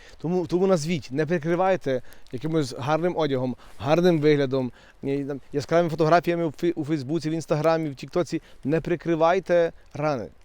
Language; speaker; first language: Ukrainian; native; Ukrainian